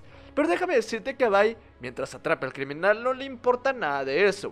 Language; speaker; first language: Spanish; native; Spanish